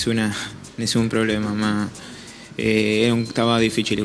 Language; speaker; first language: Italian; non-native, learner; Spanish